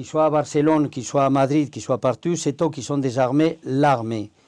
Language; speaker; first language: French; non-native, fluent; Spanish